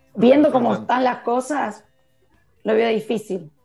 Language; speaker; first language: Spanish; native; Spanish